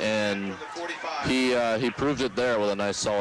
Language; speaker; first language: English; native; English